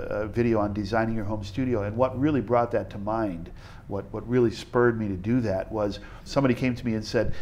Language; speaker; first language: English; native; English